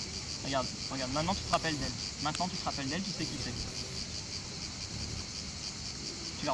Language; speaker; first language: French; native; French